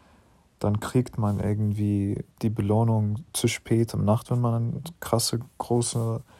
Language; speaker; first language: German; non-native, learner; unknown